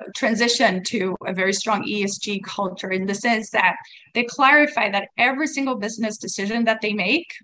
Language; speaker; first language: English; non-native, fluent; Swedish